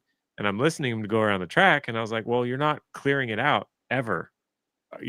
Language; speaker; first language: English; native; English